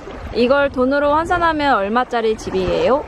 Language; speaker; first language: Korean; native; Korean